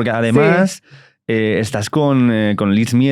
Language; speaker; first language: Spanish; native; Spanish